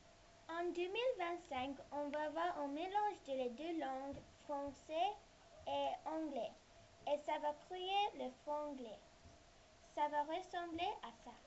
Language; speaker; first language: French; non-native, learner; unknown